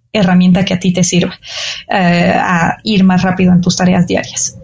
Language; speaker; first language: Spanish; native; Spanish